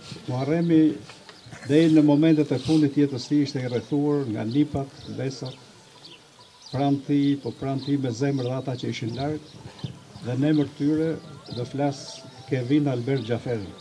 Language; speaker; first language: Albanian; native; Albanian